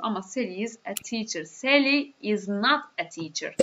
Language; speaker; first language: English; non-native, fluent; Turkish